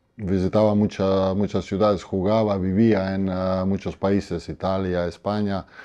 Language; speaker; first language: Spanish; non-native, fluent; Croatian